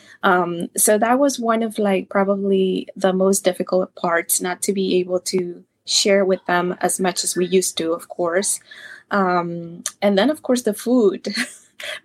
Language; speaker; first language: English; non-native, fluent; Spanish